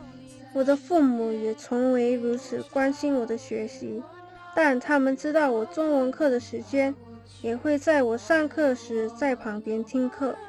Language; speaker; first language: Chinese; non-native, learner; English